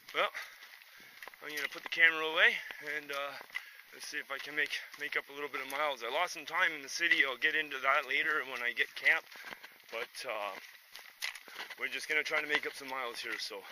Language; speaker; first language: English; native; English